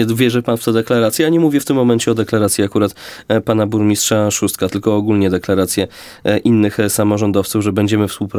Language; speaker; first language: Polish; native; Polish